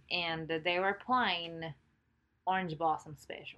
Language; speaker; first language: English; non-native, fluent; Japanese